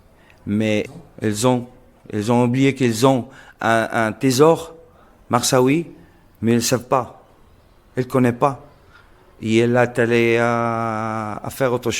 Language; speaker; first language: French; non-native, local second language; Arabic